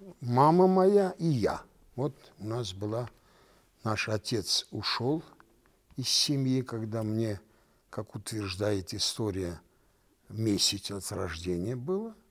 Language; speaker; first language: Russian; non-native, local second language; Armenian